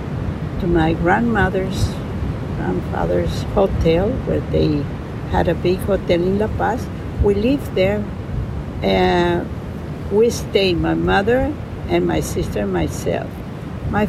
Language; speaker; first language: English; non-native, fluent; Spanish